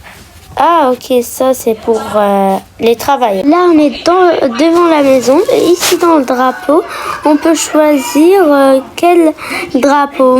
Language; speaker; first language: French; native; French